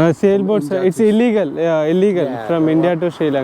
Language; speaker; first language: English; non-native, local second language; Telugu